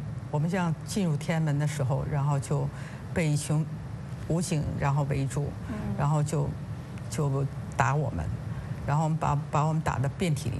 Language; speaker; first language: Chinese; native; Chinese